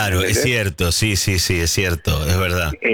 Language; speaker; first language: Spanish; native; Spanish